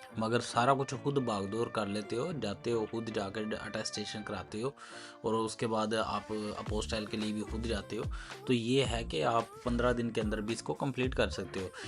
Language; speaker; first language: Urdu; non-native, local second language; Punjabi